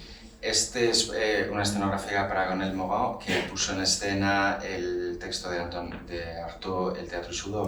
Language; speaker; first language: Spanish; native; Spanish